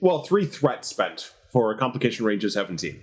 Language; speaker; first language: English; native; English